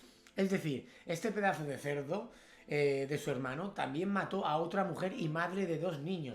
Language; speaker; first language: Spanish; native; Spanish